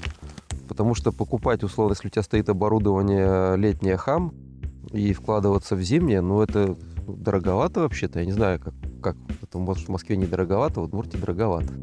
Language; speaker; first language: Russian; native; Russian